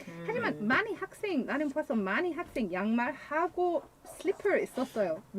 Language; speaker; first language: Korean; non-native, learner; English